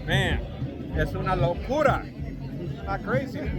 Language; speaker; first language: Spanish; non-native, learner; English